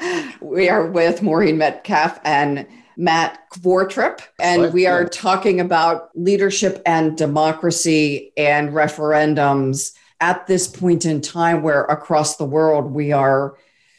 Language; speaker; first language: English; native; English